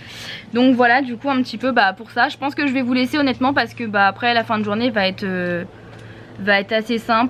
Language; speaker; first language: French; native; French